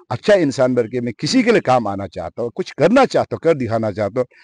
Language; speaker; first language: Hindi; non-native, local second language; Nyishi